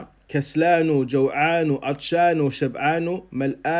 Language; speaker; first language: Arabic; non-native, fluent; English